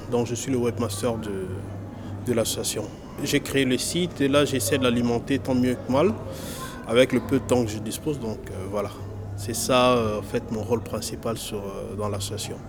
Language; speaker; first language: French; non-native, local second language; Lingala